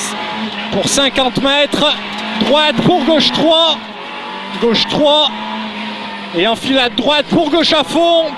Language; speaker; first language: French; native; French